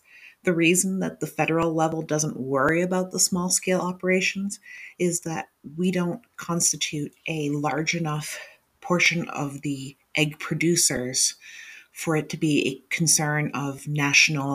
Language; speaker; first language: English; native; English